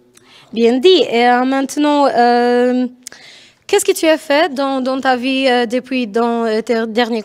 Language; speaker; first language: French; non-native, learner; Polish